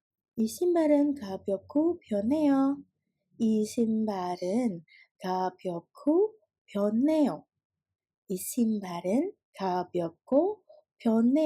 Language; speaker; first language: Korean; non-native, fluent; Indonesian